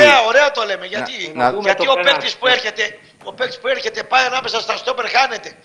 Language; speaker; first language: Greek; native; Greek